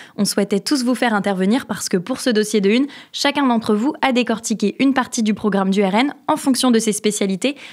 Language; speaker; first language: French; native; French